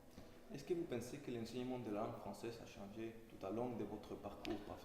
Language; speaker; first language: French; non-native, learner; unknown